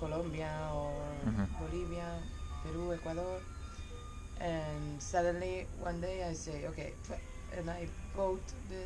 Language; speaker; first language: English; non-native, learner; Spanish